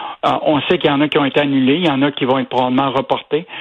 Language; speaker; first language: French; native; French